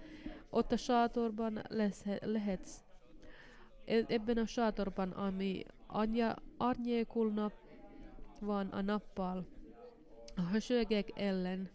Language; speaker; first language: Hungarian; non-native, fluent; Finnish